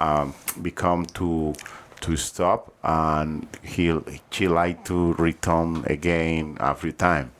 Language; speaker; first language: English; non-native, learner; Spanish